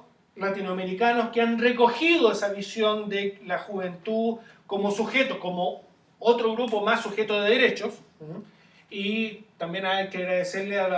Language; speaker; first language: Spanish; native; Spanish